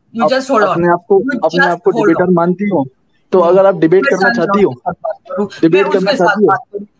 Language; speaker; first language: Hindi; native; Hindi